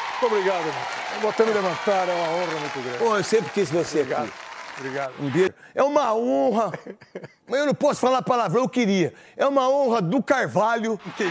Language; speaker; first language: Portuguese; native; Portuguese